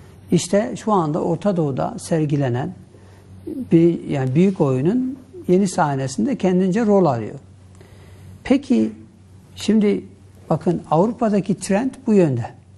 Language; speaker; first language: Turkish; non-native, local second language; Kurdish